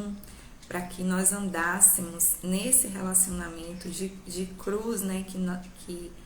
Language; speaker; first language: Portuguese; native; Portuguese